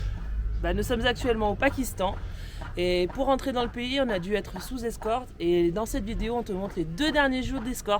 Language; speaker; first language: French; native; French